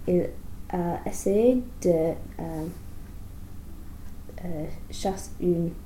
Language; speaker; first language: French; non-native, learner; English